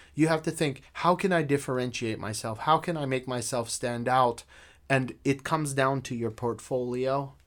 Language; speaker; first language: English; native; English